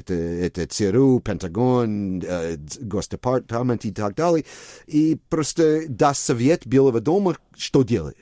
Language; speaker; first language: Russian; non-native, fluent; English